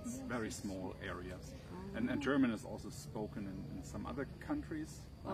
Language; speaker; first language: English; non-native, fluent; German